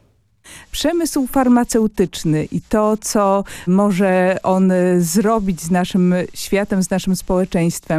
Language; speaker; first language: Polish; native; Polish